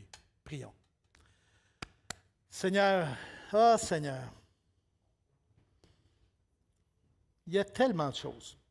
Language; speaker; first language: French; native; French